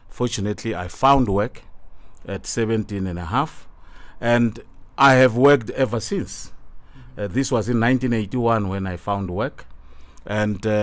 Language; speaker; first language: English; non-native, local second language; Tsonga